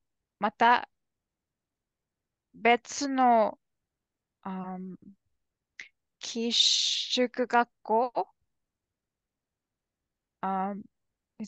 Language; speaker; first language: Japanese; non-native, learner; English